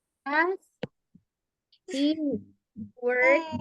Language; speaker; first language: English; non-native, local second language; Indonesian